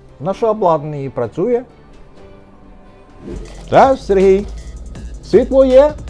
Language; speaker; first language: Ukrainian; non-native, learner; Chinese